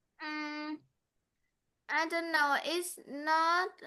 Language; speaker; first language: English; non-native, learner; Vietnamese